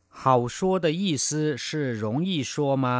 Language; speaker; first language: Chinese; non-native, fluent; Thai